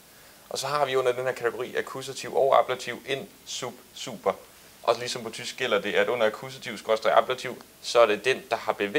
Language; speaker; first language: Danish; native; Danish